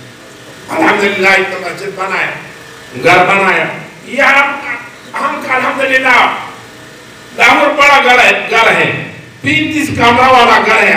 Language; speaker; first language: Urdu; non-native, fluent; Pashto